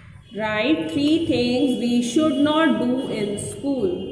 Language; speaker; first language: English; non-native, local second language; Hindi